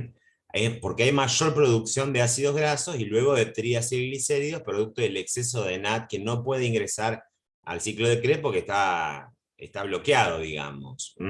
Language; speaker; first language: Spanish; native; Spanish